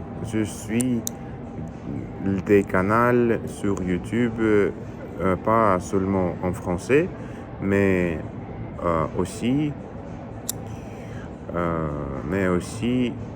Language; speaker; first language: French; non-native, learner; Russian